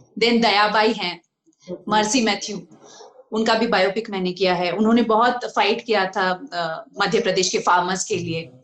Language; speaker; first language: Hindi; non-native, local second language; Bangla